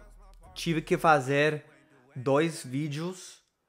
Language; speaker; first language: Portuguese; non-native, learner; Spanish